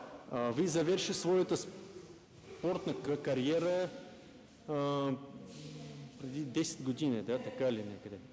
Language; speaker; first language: Bulgarian; non-native, learner; Russian